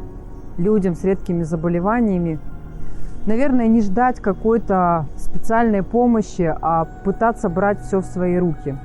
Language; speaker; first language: Russian; native; Russian